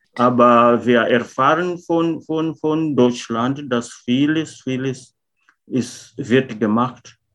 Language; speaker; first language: German; non-native, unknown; Portuguese